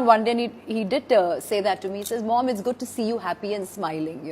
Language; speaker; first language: English; non-native, local second language; Hindi